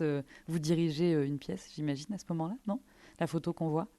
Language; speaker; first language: French; native; French